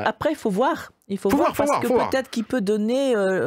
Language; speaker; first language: French; native; French